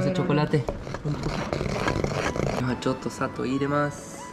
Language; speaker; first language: Japanese; non-native, fluent; Spanish